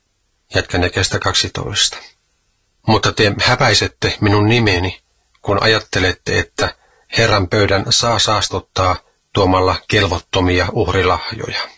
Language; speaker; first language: Finnish; native; Finnish